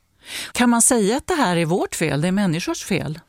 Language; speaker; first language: Swedish; native; Swedish